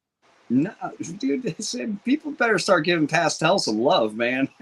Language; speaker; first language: English; native; English